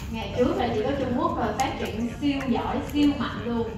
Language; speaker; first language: Vietnamese; native; Vietnamese